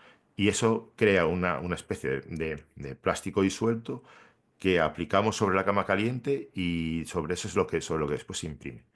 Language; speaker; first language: Spanish; native; Spanish